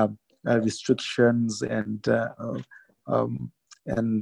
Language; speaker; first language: English; non-native, local second language; Kinyarwanda